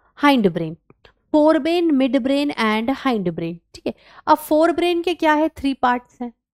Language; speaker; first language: Hindi; native; Hindi